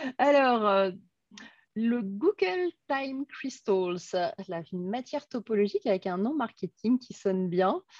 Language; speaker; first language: French; native; French